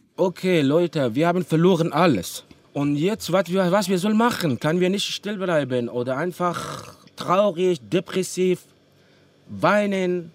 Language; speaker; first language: German; non-native, learner; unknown